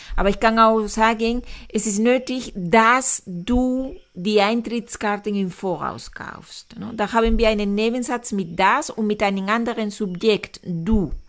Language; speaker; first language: German; non-native, fluent; Spanish